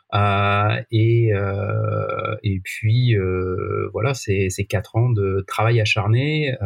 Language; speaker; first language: French; native; French